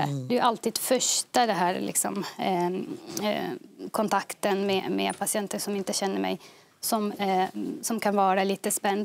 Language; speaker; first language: Swedish; early bilingual, other home language; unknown